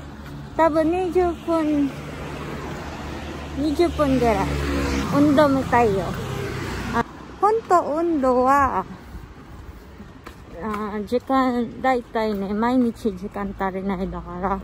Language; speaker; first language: Japanese; non-native, learner; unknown